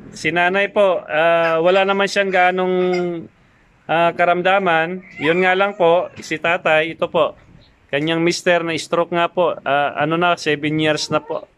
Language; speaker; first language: Filipino; non-native, local second language; Cebuano